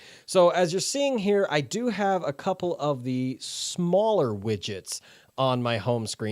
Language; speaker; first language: English; native; English